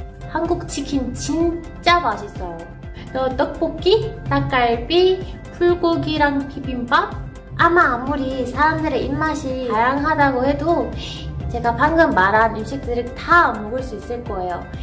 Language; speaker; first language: Korean; non-native, fluent; Persian